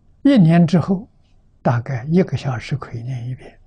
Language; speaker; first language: Chinese; native; Chinese